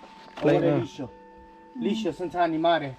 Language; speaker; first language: Italian; non-native, learner; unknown